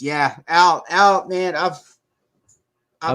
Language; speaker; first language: English; native; English